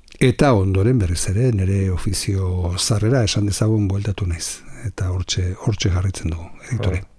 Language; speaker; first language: Basque; non-native, local second language; Spanish